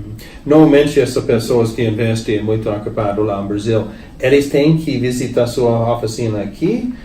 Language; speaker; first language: Portuguese; non-native, learner; English